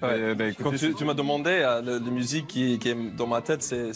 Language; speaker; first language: French; non-native, fluent; English